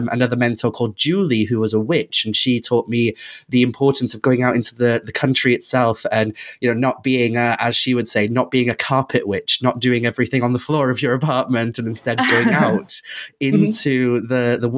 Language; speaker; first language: English; non-native, local second language; Welsh